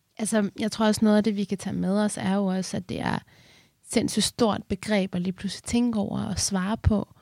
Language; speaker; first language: Danish; early bilingual, other home language; Persian